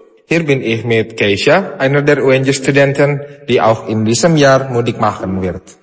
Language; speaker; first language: German; non-native, fluent; Indonesian